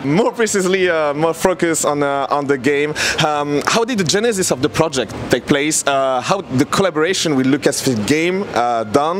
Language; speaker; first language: English; non-native, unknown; French